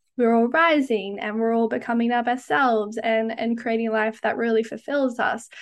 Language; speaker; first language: English; native; English